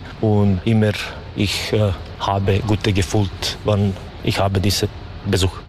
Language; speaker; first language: German; non-native, learner; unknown